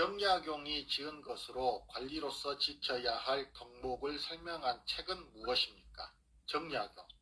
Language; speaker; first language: Korean; native; Korean